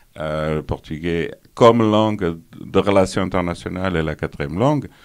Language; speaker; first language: French; non-native, fluent; Portuguese